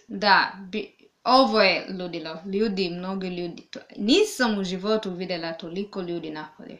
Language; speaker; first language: Serbian; non-native, learner; Swahili